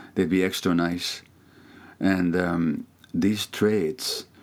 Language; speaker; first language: English; non-native, fluent; Hungarian